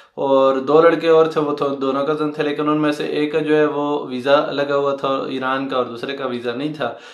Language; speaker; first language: Hindi; non-native, local second language; Punjabi